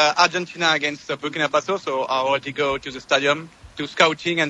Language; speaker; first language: English; non-native, learner; French